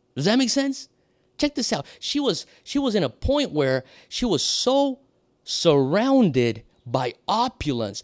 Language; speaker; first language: English; non-native, fluent; Portuguese